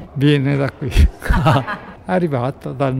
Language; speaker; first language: Italian; non-native, learner; Japanese